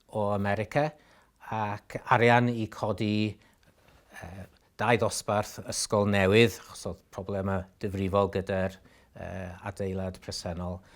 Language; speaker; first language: Welsh; native; Welsh